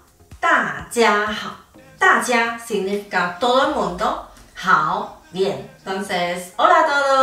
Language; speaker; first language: Spanish; non-native, fluent; Chinese